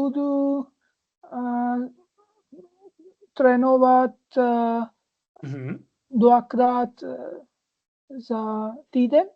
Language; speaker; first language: Czech; non-native, learner; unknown